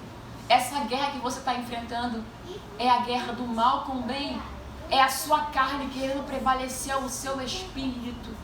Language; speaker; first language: Portuguese; native; Portuguese